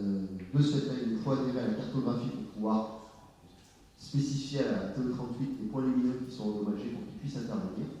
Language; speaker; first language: French; native; French